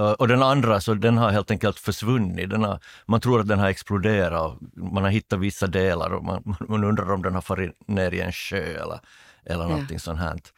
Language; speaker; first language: Swedish; native; Swedish